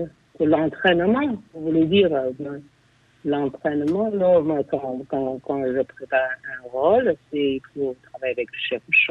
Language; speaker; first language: French; non-native, fluent; Chinese